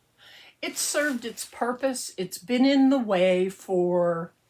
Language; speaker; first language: English; native; English